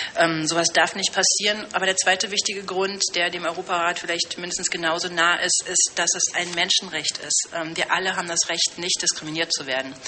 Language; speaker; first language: German; early bilingual, other home language; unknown